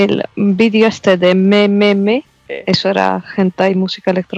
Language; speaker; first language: Spanish; native; Spanish